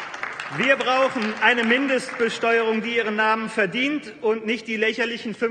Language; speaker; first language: German; native; German